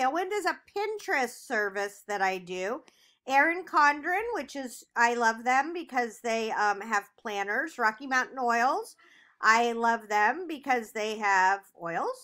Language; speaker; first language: English; native; English